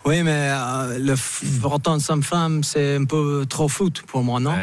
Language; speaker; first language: French; non-native, fluent; English